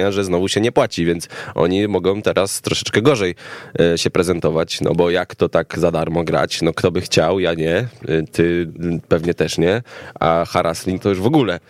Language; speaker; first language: Polish; native; Polish